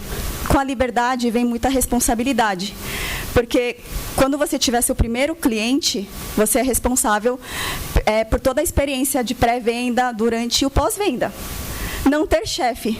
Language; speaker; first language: Portuguese; early bilingual, other home language; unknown